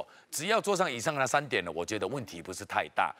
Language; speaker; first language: Chinese; native; Chinese